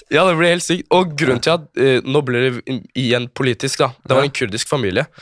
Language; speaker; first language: Norwegian; early bilingual, other home language; Kurdish